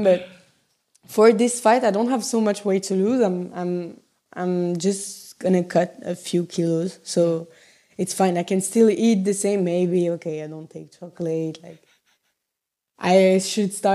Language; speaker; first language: English; non-native, fluent; French